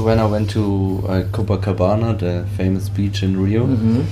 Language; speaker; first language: English; non-native, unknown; German